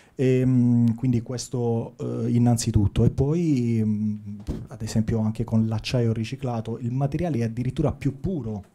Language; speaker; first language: Italian; native; Italian